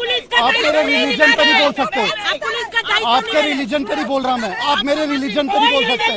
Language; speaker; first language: Hindi; non-native, local second language; Punjabi